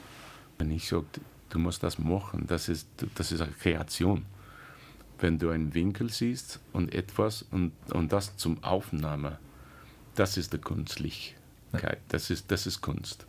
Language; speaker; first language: German; non-native, learner; English